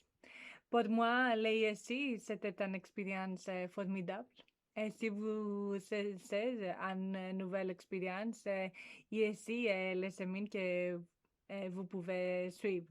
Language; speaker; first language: French; non-native, learner; Greek